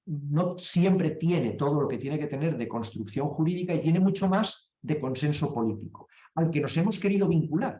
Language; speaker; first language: Spanish; native; Spanish